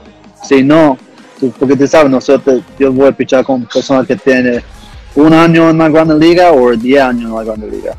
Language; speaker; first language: Spanish; early bilingual, heritage; English